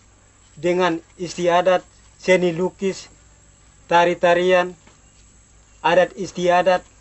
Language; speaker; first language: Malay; non-native, local second language; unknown